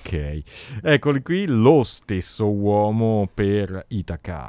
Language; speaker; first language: Italian; native; Italian